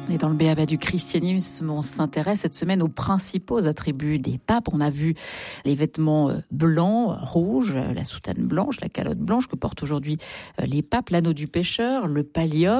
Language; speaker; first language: French; native; French